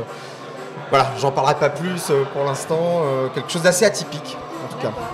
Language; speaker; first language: French; native; French